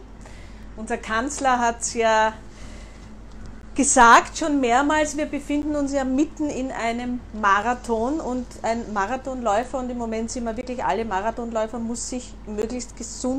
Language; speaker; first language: German; native; German